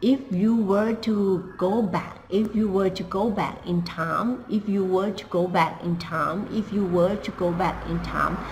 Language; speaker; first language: English; non-native, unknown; Thai